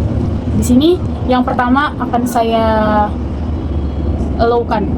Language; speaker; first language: Indonesian; native; Indonesian